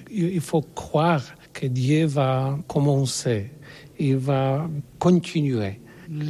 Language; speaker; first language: French; non-native, learner; Polish